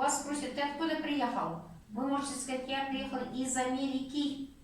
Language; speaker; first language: Russian; non-native, local second language; Kazakh